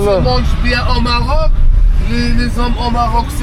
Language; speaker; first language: French; non-native, learner; Arabic